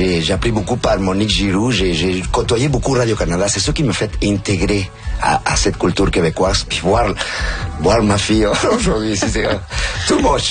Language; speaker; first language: French; non-native, fluent; Spanish